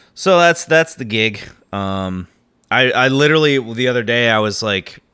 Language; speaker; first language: English; native; English